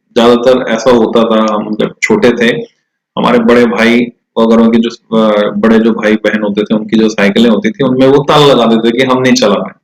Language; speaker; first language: Hindi; native; Hindi